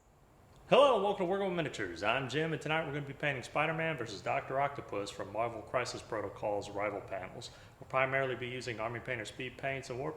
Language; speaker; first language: English; native; English